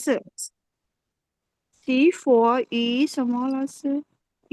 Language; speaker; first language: Chinese; non-native, learner; Khmer